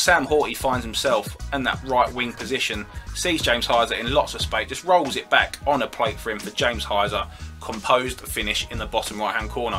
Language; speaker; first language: English; native; English